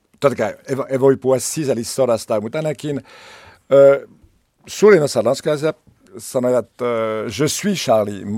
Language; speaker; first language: Finnish; non-native, learner; French